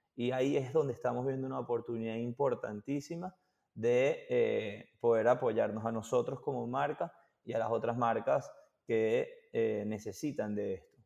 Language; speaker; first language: Spanish; native; Spanish